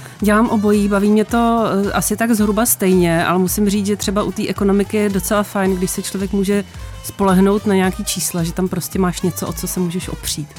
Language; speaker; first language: Czech; native; Czech